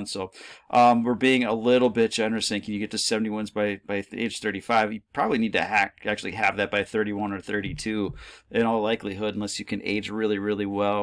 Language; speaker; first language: English; native; English